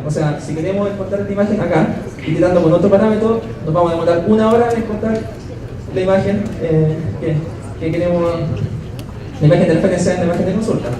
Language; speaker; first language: Spanish; native; Spanish